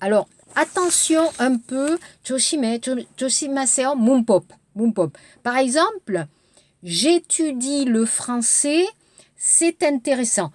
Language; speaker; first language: French; native; French